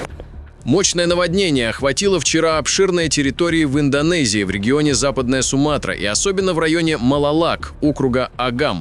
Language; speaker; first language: Russian; native; Russian